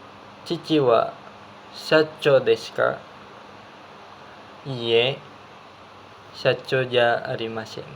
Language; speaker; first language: Japanese; non-native, learner; Indonesian